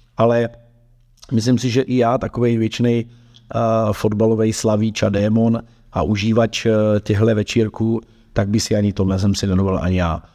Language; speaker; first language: Czech; native; Czech